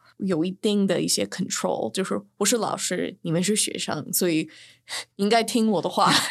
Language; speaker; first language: Chinese; non-native, fluent; English